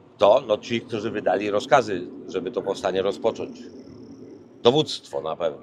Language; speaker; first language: Polish; native; Polish